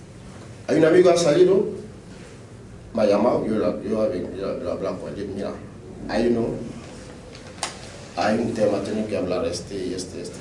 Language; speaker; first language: Spanish; non-native, learner; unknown